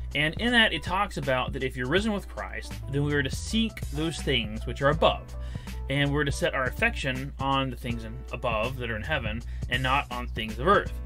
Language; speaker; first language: English; native; English